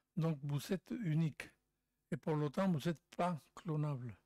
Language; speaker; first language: French; non-native, fluent; Spanish